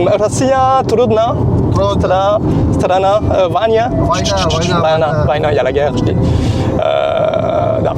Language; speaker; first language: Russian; non-native, learner; French